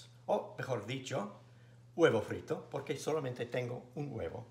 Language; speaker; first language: Spanish; non-native, fluent; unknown